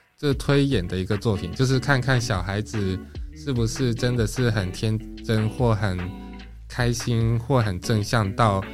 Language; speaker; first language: Chinese; non-native, local second language; Japanese